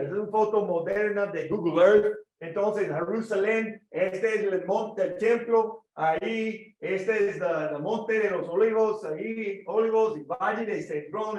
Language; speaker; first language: Spanish; non-native, learner; English